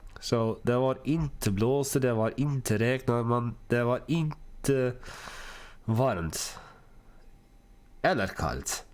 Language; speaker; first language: Swedish; non-native, learner; English